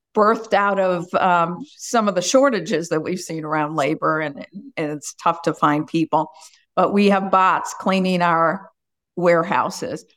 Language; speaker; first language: English; native; English